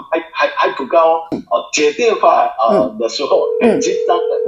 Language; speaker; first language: Chinese; non-native, fluent; Japanese